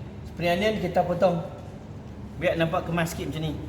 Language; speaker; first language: Malay; native; Malay